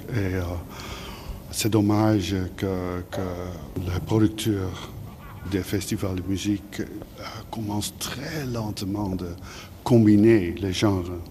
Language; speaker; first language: French; non-native, fluent; Dutch